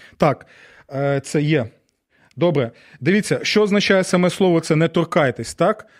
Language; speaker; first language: Ukrainian; non-native, local second language; Russian